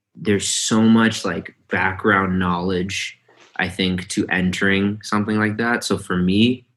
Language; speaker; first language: English; early bilingual, other home language; Hindi